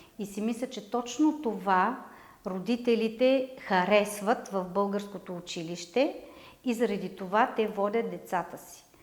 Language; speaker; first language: Bulgarian; native; Bulgarian